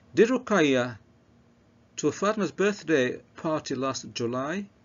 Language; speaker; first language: English; non-native, fluent; Arabic